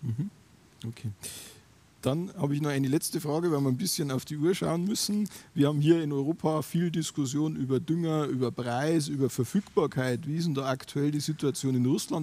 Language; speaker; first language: German; native; German